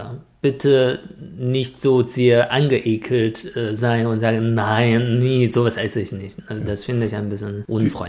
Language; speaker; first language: German; non-native, fluent; Chinese